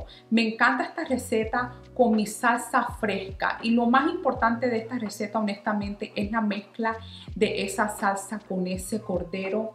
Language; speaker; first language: Spanish; non-native, fluent; English